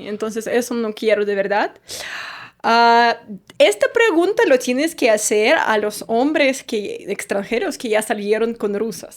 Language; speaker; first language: Spanish; non-native, fluent; Russian